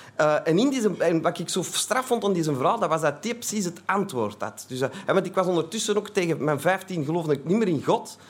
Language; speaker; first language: Dutch; native; Dutch